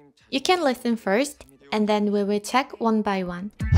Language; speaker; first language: English; non-native, fluent; Korean